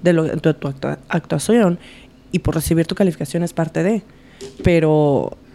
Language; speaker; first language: Spanish; early bilingual, heritage; Spanish